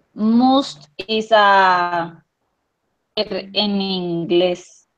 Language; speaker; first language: English; non-native, learner; Spanish